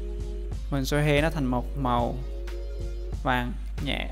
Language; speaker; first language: Vietnamese; native; Vietnamese